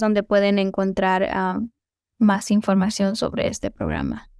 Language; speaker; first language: Spanish; early bilingual, heritage; Spanish